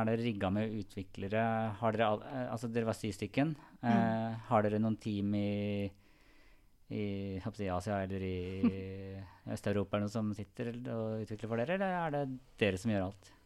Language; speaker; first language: Norwegian; native; Norwegian